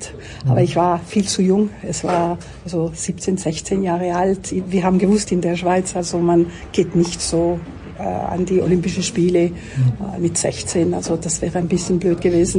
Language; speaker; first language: German; non-native, local second language; French